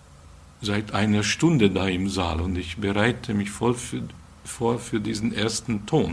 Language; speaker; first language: German; non-native, fluent; Hungarian